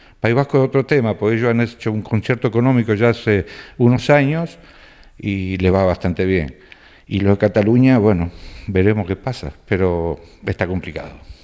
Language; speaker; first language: Spanish; native; Spanish